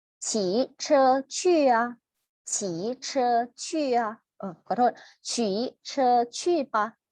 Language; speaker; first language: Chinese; non-native, fluent; Thai